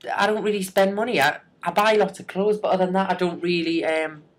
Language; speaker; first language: English; native; English